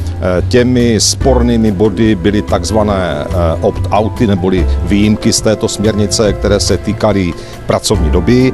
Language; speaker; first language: Czech; native; Czech